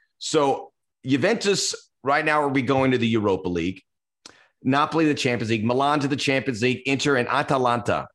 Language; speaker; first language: English; early bilingual, other home language; Spanish